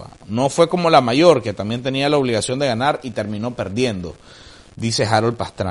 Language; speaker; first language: Spanish; native; Spanish